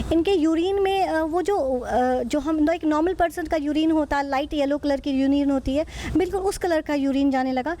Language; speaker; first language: Hindi; native; Hindi